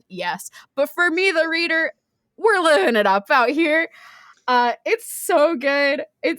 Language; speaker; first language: English; native; English